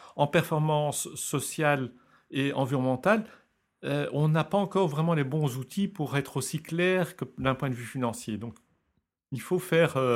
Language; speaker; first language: French; native; French